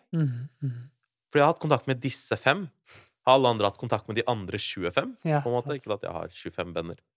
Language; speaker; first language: Norwegian; early bilingual, other home language; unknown